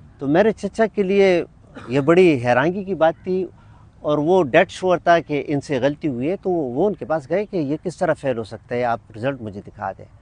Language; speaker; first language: Urdu; non-native, local second language; Pashto